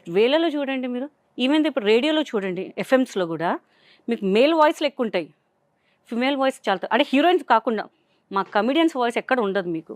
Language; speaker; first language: Telugu; non-native, local second language; Hindi